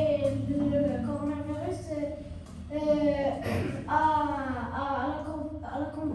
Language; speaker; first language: French; non-native, learner; Arabic